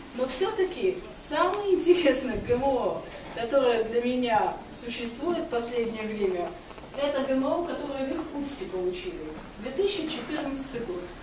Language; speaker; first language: Russian; non-native, local second language; Georgian